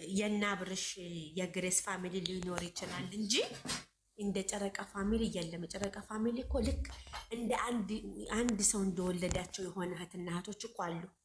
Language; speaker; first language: Amharic; native; Amharic